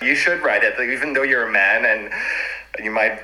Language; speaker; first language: English; non-native, fluent; French